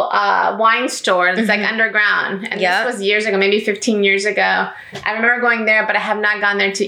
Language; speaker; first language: English; early bilingual, other home language; Greek